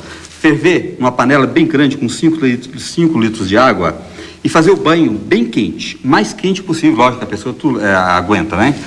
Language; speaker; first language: Portuguese; native; Portuguese